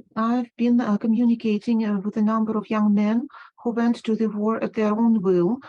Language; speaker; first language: English; non-native, fluent; Ukrainian